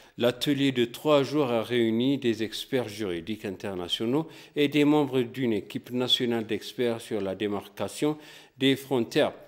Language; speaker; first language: French; non-native, fluent; Amharic